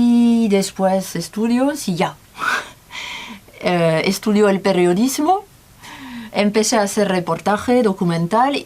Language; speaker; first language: Spanish; non-native, learner; French